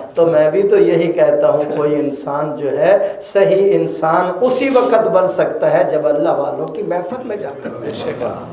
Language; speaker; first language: Urdu; non-native, local second language; Punjabi